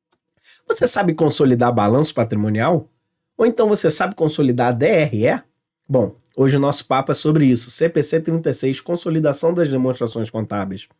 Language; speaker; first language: Portuguese; native; Portuguese